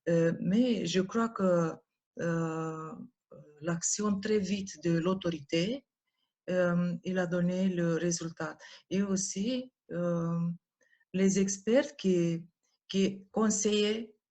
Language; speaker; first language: French; non-native, learner; Romanian